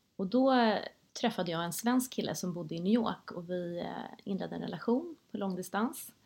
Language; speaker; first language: Swedish; native; Swedish